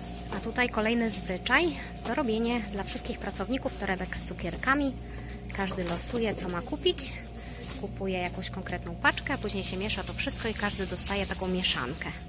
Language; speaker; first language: Polish; native; Polish